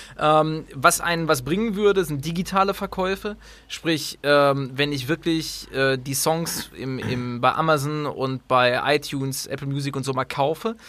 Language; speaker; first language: German; native; German